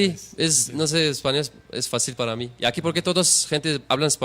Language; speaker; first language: Spanish; non-native, learner; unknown